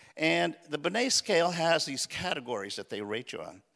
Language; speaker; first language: English; early bilingual, other home language; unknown